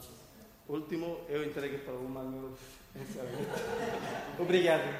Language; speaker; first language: Portuguese; non-native, local second language; Tetum